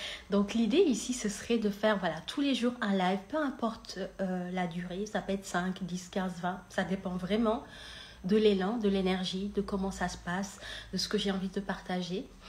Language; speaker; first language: French; non-native, local second language; Wolof